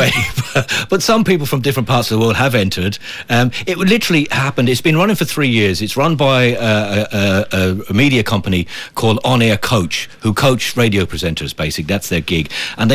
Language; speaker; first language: English; native; English